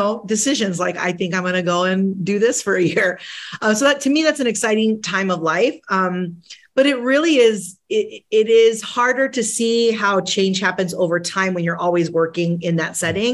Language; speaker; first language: English; early bilingual, other home language; Spanish